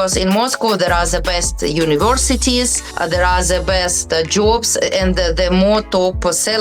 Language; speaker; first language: English; non-native, learner; Russian